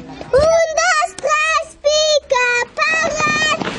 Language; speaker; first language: Catalan; non-native, local second language; French